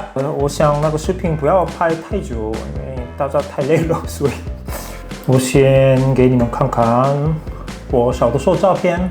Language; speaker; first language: Chinese; non-native, fluent; Korean